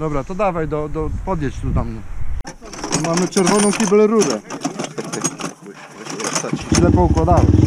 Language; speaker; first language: Polish; native; Polish